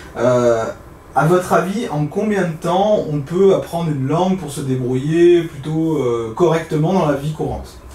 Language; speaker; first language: French; native; French